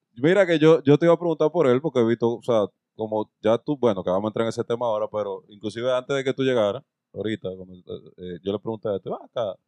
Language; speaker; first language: Spanish; native; Spanish